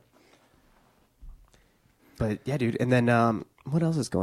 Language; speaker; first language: English; native; English